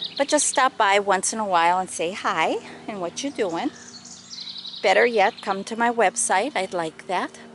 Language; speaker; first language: English; native; English